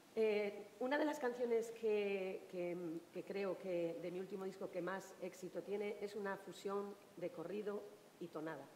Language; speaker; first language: Spanish; native; Spanish